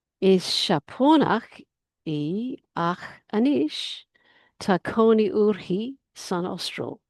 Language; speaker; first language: Irish; non-native, learner; English